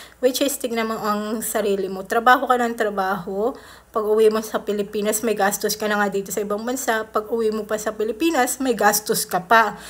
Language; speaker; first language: Filipino; native; Filipino